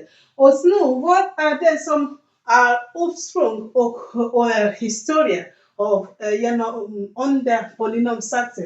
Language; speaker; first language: Swedish; non-native, learner; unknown